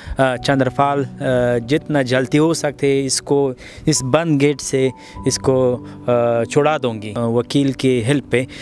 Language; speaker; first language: Hindi; non-native, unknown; Pashto